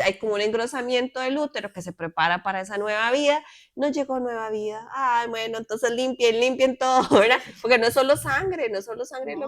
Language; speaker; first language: Spanish; native; Spanish